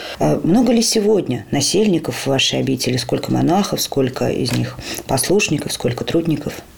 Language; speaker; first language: Russian; native; Russian